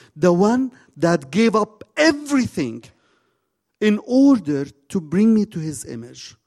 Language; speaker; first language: English; non-native, fluent; Arabic